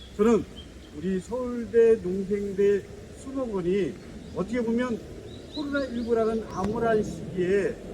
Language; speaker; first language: Korean; native; Korean